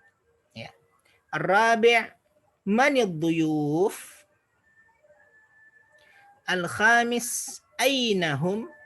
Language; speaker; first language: Arabic; non-native, fluent; Indonesian